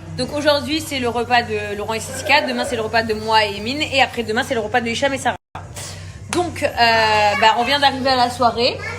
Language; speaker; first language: French; native; French